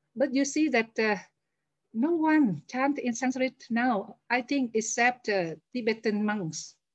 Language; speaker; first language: English; non-native, fluent; Vietnamese